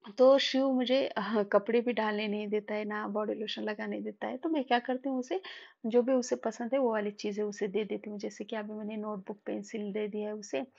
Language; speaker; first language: Hindi; non-native, local second language; Marathi